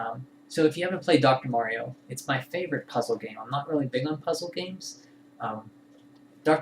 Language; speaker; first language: English; native; English